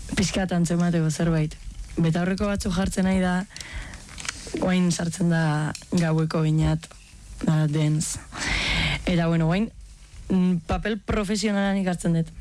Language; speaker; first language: Basque; native; Basque